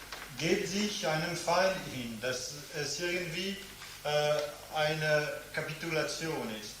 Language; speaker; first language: German; non-native, fluent; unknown